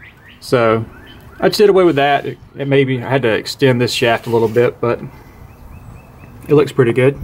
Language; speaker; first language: English; native; English